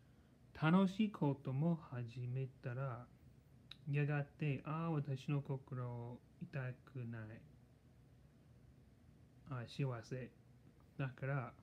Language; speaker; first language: Japanese; non-native, learner; English